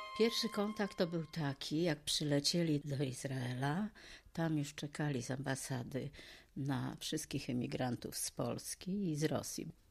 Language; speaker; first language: Polish; native; Polish